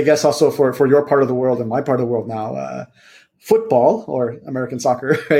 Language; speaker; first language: English; early bilingual, other home language; Vietnamese